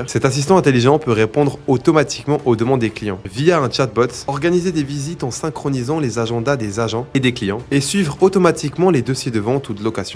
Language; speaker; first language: French; native; French